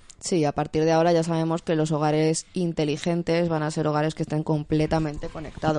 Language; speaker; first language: Spanish; native; Spanish